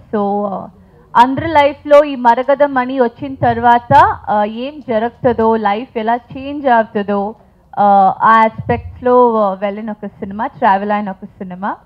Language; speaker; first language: Telugu; non-native, fluent; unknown